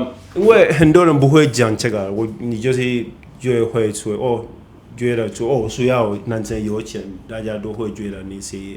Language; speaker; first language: Chinese; non-native, fluent; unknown